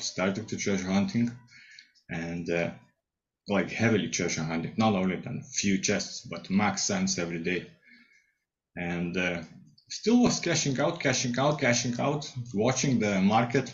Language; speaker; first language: English; non-native, fluent; Lithuanian